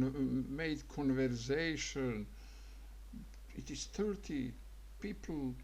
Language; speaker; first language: English; non-native, learner; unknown